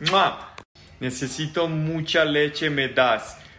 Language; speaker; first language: Spanish; non-native, learner; Serbian